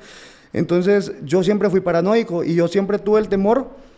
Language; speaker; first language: Spanish; native; Spanish